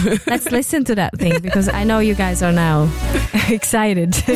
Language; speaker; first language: English; non-native, fluent; German